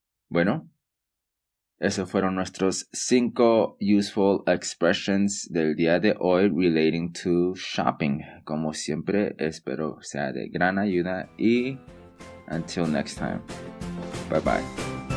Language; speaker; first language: Spanish; native; Spanish